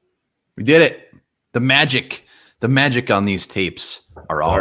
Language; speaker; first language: English; native; English